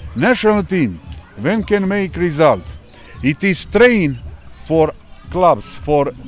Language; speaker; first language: English; non-native, learner; Serbian